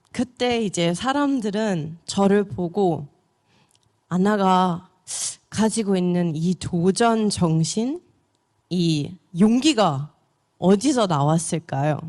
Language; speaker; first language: Korean; non-native, fluent; German